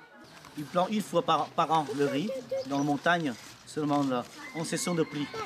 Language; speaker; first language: French; non-native, learner; Lao